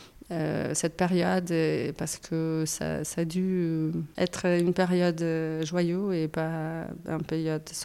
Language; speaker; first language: French; non-native, fluent; Ukrainian